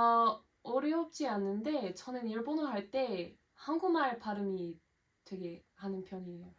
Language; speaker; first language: Korean; non-native, fluent; English